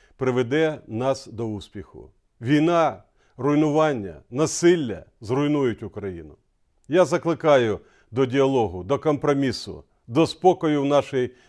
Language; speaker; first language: Ukrainian; non-native, local second language; Russian